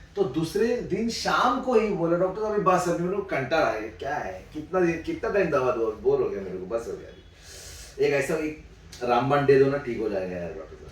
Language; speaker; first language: Hindi; non-native, local second language; Marathi